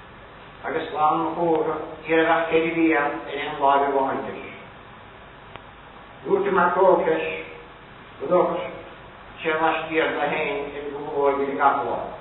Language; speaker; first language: Irish; native; Irish